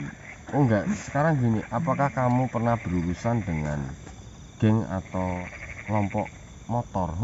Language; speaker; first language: Indonesian; native; Indonesian